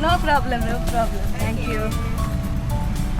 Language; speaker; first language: English; non-native, local second language; Kannada